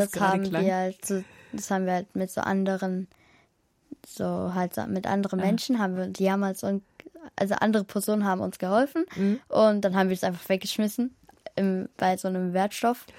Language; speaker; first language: German; early bilingual, other home language; Kurdish